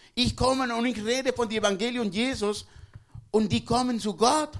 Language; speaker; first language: German; non-native, learner; Spanish